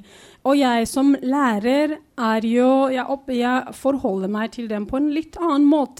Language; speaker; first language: Norwegian; non-native, fluent; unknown